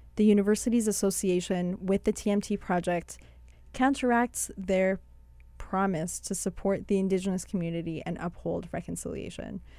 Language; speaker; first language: English; early bilingual, other home language; Persian